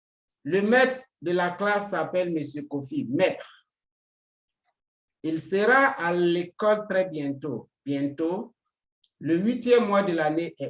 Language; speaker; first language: French; non-native, fluent; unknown